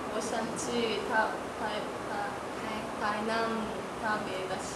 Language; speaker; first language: Chinese; non-native, learner; Japanese